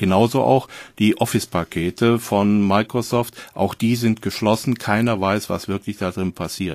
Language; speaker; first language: German; native; German